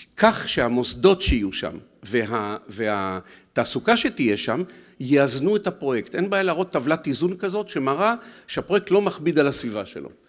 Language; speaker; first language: Hebrew; native; Hebrew